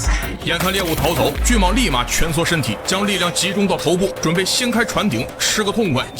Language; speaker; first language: Chinese; native; Chinese